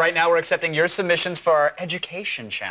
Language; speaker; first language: English; native; English